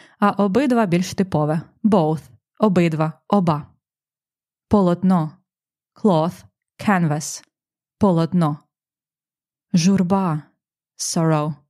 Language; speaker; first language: Ukrainian; native; Ukrainian